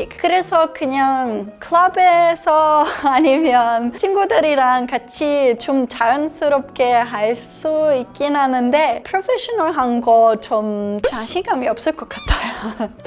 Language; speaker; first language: Korean; non-native, fluent; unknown